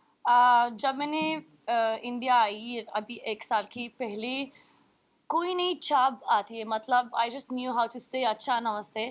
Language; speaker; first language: Hindi; non-native, learner; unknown